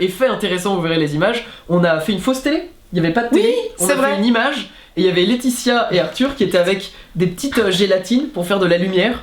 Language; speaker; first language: French; native; French